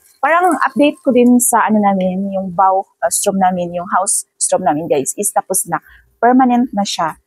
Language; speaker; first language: Filipino; non-native, local second language; Cebuano